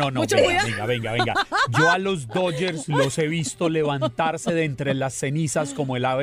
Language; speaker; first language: Spanish; native; Spanish